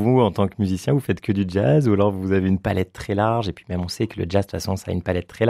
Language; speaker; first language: French; native; French